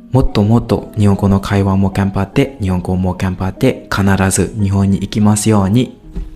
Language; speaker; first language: Japanese; non-native, fluent; Burmese